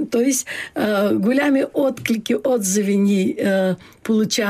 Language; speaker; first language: Bulgarian; early bilingual, heritage; Bulgarian